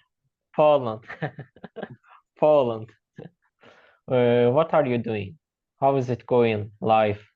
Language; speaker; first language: English; non-native, learner; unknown